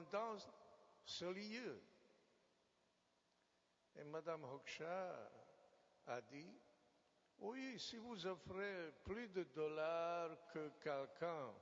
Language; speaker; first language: French; non-native, fluent; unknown